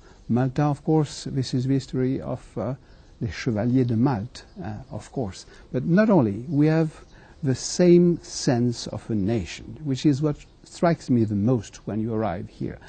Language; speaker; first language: English; non-native, fluent; French